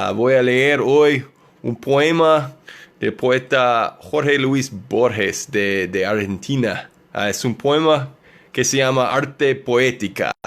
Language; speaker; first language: Spanish; non-native, learner; English